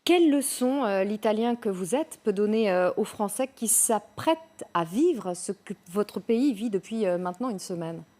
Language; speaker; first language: French; native; French